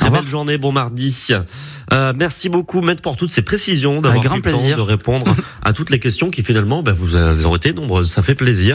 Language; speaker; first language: French; native; French